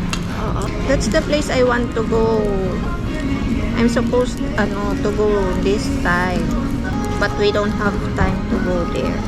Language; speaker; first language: English; non-native, local second language; Filipino